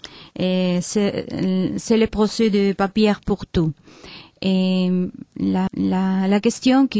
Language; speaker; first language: French; non-native, learner; Spanish